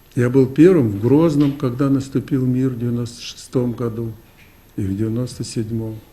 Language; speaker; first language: Russian; native; Russian